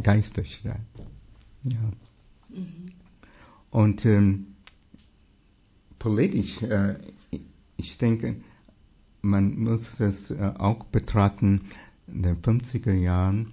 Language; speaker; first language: German; non-native, fluent; English